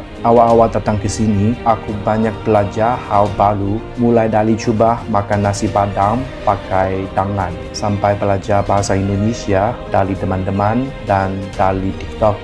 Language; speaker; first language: Indonesian; non-native, learner; Chinese